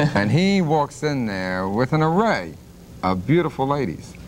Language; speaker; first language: English; native; English